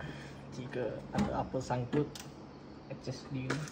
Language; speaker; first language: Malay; non-native, local second language; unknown